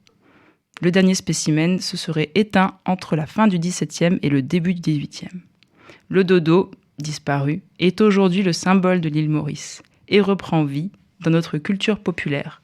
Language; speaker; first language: French; native; French